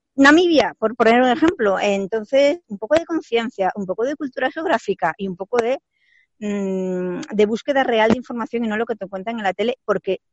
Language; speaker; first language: Spanish; native; Spanish